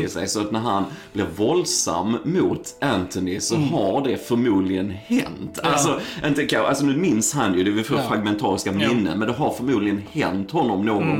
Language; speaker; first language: Swedish; native; Swedish